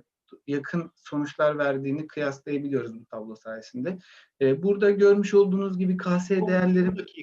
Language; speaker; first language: Turkish; native; Turkish